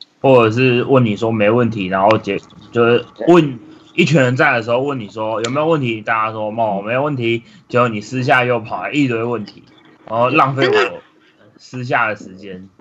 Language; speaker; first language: Chinese; native; Chinese